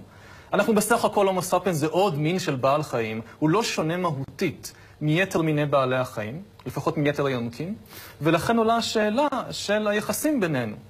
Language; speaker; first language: Hebrew; native; Hebrew